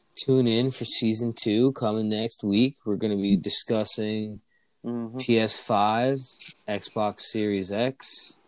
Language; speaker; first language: English; native; English